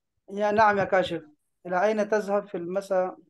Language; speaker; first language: Arabic; non-native, fluent; Urdu